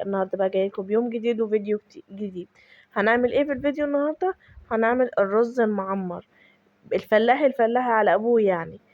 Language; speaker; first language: Arabic; native; Arabic